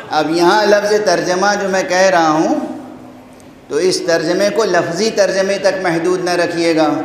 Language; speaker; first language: Urdu; native; Urdu